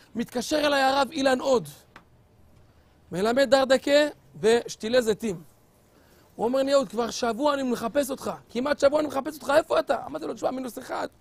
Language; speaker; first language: Hebrew; native; Hebrew